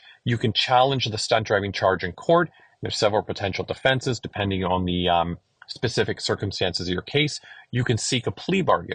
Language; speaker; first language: English; native; English